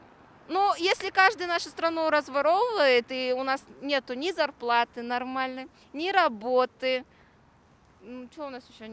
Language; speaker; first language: Russian; native; Russian